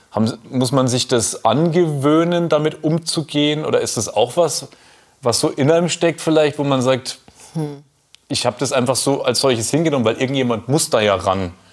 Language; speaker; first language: German; native; German